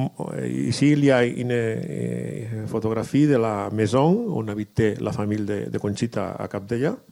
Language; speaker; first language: French; non-native, learner; Catalan